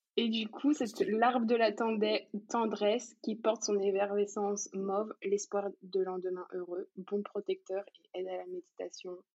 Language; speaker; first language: French; native; French